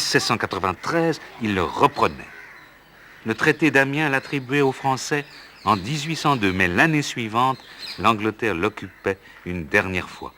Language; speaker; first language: French; native; French